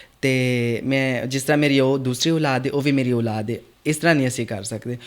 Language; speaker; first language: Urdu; non-native, local second language; Punjabi